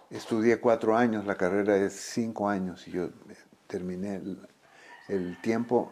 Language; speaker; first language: Spanish; native; Spanish